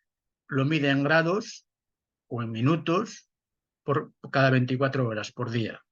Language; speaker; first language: Spanish; native; Spanish